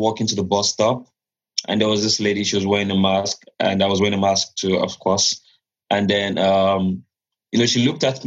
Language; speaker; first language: English; non-native, local second language; Yoruba